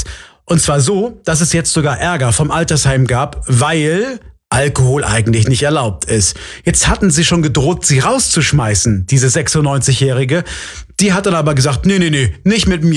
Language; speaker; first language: German; native; German